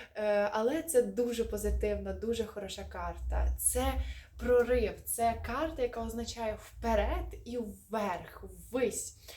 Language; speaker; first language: Ukrainian; non-native, local second language; Russian